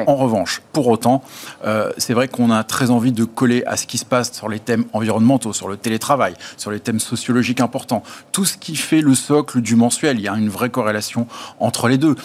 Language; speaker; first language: French; native; French